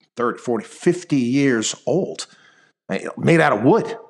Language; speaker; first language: English; native; English